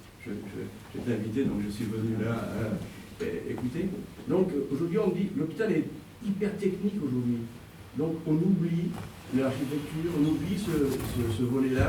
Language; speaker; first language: French; native; French